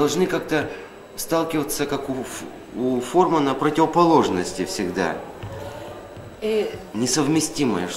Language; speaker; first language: Russian; native; Russian